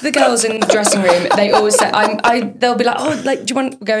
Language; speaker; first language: English; native; English